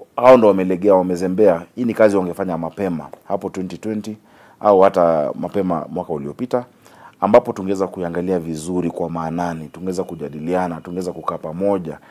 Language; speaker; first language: Swahili; native; Swahili